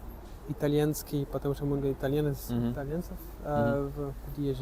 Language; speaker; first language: Russian; non-native, learner; French